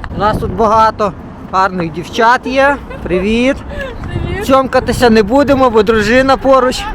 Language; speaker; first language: Ukrainian; native; Ukrainian